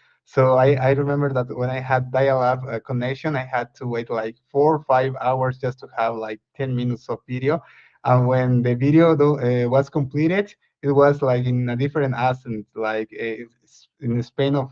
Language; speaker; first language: English; non-native, fluent; Spanish